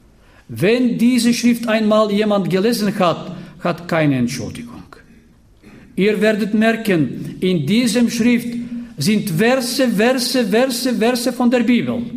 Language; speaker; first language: German; non-native, fluent; Bulgarian